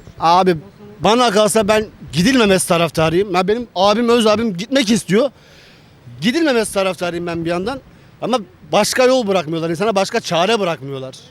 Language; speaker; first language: Turkish; native; Turkish